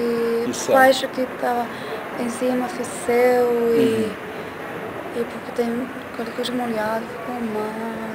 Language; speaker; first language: Portuguese; non-native, learner; Finnish